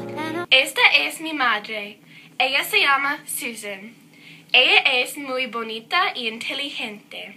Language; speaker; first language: Spanish; non-native, learner; English